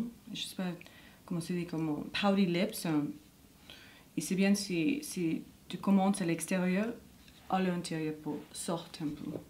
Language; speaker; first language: French; non-native, learner; English